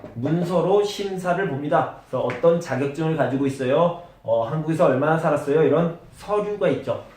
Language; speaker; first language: Korean; native; Korean